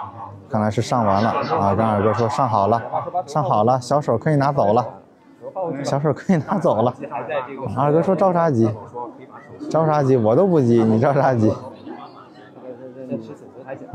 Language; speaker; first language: Chinese; native; Chinese